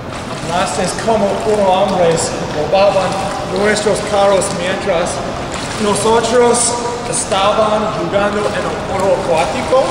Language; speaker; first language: Spanish; non-native, learner; English